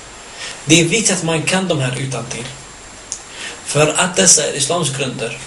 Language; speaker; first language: Swedish; early bilingual, other home language; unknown